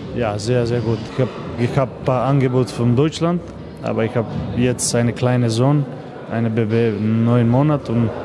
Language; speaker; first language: German; non-native, learner; Macedonian